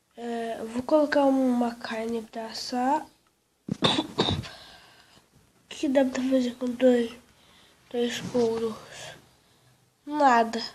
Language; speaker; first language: Portuguese; native; Portuguese